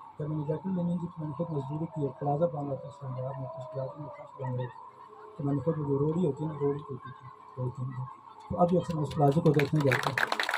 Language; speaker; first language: Urdu; non-native, local second language; Punjabi